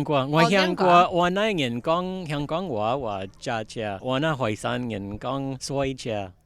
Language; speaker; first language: Cantonese; early bilingual, heritage; Cantonese